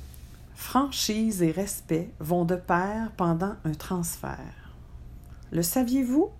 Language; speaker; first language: French; native; French